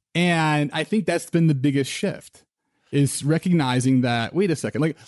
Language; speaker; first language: English; native; English